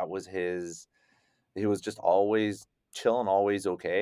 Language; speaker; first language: English; native; English